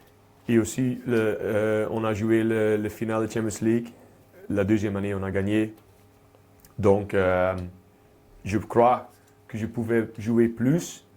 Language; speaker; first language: French; non-native, local second language; Dutch